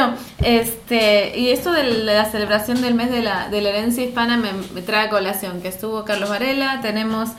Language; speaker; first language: Spanish; native; Spanish